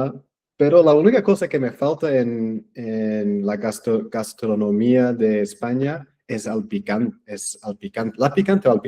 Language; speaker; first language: Spanish; non-native, fluent; English